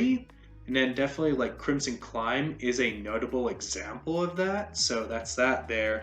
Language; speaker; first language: English; native; English